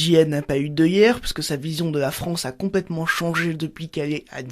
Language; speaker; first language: French; native; French